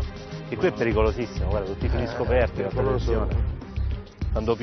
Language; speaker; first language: Italian; native; Italian